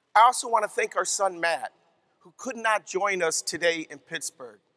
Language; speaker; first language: English; native; English